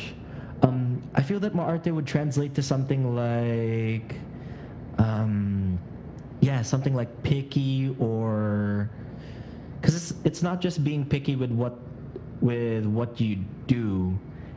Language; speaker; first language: English; non-native, local second language; Filipino